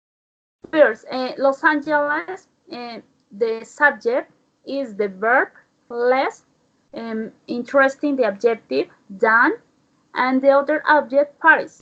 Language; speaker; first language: English; non-native, learner; Spanish